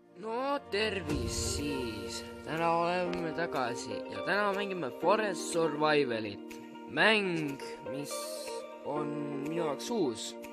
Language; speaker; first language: Estonian; native; Estonian